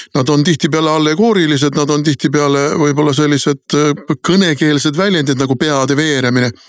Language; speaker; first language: Estonian; native; Estonian